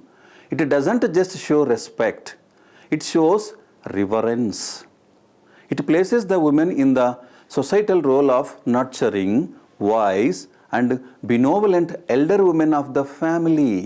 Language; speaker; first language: English; non-native, local second language; Telugu